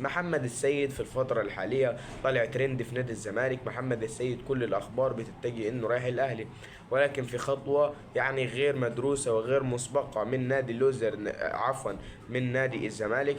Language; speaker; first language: Arabic; native; Arabic